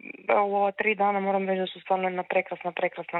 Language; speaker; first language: Serbian; native; Serbian